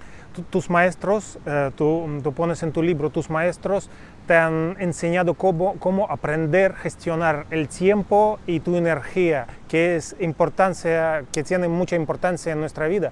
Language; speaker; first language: Spanish; non-native, fluent; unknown